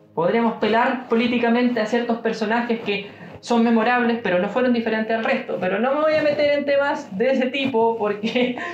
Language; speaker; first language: Spanish; native; Spanish